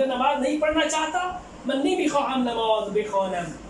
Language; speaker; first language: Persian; non-native, fluent; Urdu